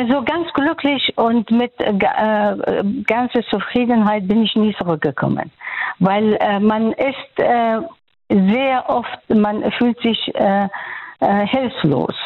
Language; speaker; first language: German; non-native, fluent; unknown